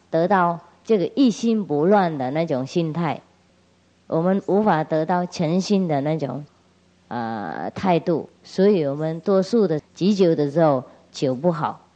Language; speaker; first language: Chinese; non-native, fluent; Vietnamese